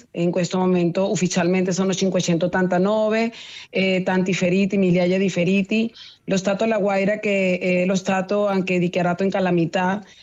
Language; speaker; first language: Italian; non-native, learner; Spanish